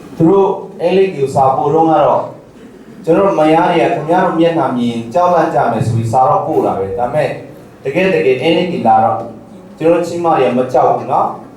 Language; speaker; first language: Burmese; non-native, local second language; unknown